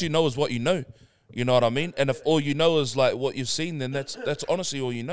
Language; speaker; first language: English; native; English